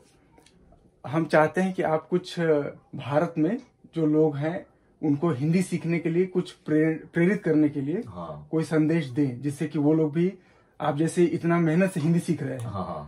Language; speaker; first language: Hindi; native; Hindi